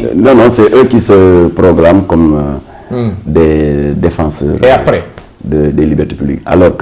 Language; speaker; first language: French; non-native, local second language; Wolof